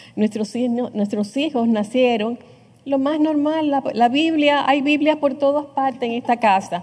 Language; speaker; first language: Spanish; native; Spanish